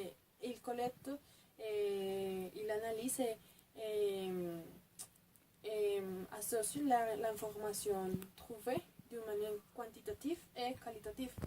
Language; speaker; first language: French; non-native, fluent; Spanish